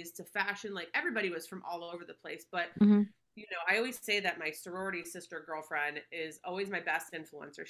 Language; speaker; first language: English; native; English